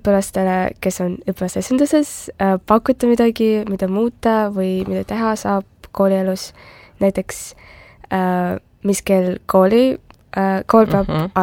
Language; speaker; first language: Estonian; non-native, local second language; Russian